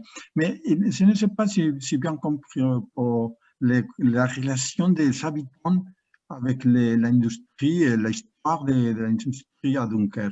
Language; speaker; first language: French; non-native, learner; Spanish